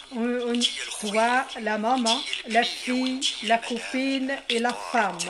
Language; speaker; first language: French; non-native, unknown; Arabic